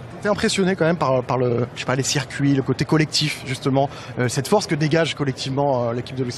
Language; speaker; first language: French; native; French